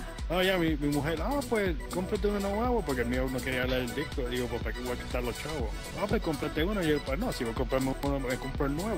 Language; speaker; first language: Spanish; early bilingual, heritage; Spanish